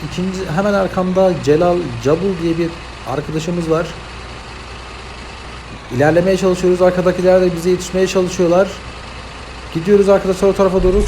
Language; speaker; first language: Turkish; native; Turkish